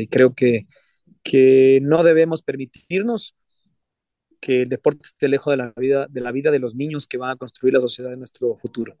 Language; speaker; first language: Spanish; native; Spanish